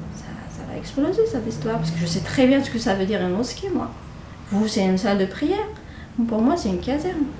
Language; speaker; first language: French; non-native, local second language; Kabyle